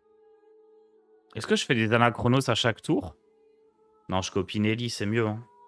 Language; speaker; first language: French; native; French